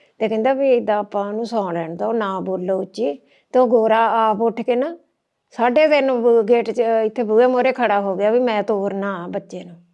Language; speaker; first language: Punjabi; native; Punjabi